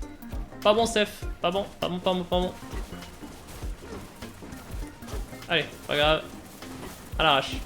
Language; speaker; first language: French; native; French